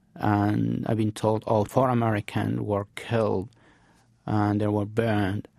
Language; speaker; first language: English; non-native, fluent; Arabic